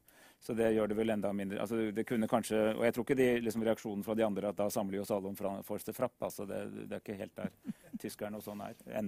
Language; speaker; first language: Norwegian; native; Norwegian